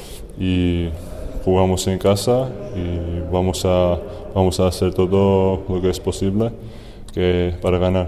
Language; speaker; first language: Spanish; non-native, fluent; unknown